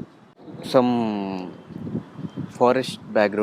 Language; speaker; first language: Telugu; native; Telugu